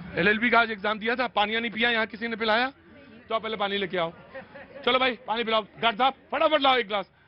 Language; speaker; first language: Hindi; native; Hindi